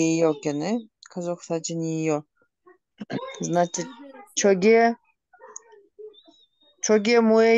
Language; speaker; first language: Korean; non-native, learner; Kyrgyz